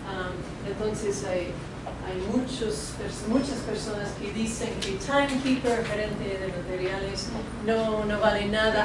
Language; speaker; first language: Spanish; non-native, fluent; English